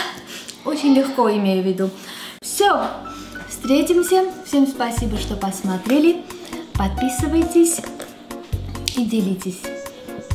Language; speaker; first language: Russian; non-native, fluent; Armenian